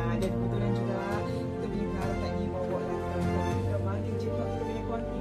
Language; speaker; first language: Malay; native; Malay